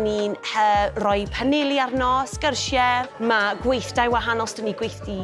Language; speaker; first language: Welsh; non-native, local second language; English